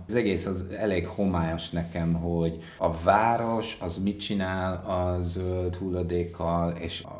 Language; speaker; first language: Hungarian; non-native, fluent; English